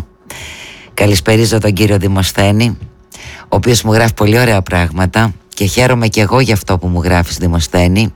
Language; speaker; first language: Greek; native; Greek